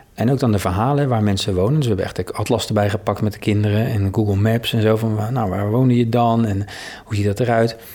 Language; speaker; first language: Dutch; native; Dutch